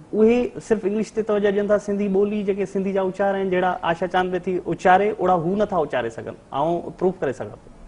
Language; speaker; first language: Sindhi; native; Sindhi